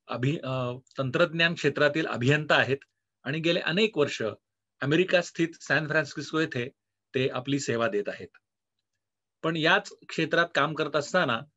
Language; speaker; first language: Marathi; native; Marathi